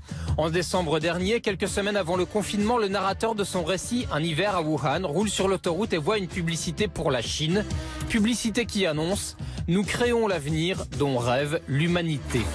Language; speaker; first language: French; native; French